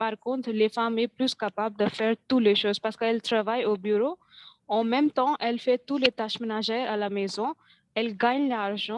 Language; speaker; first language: French; non-native, learner; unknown